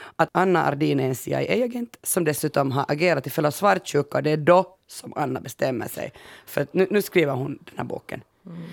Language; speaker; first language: Swedish; native; Swedish